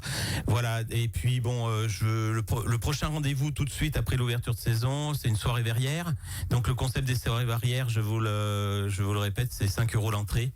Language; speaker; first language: French; native; French